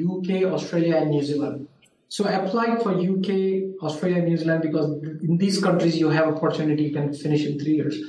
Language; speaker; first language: English; non-native, local second language; Urdu